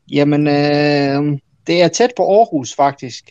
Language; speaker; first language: Danish; early bilingual, other home language; Bosnian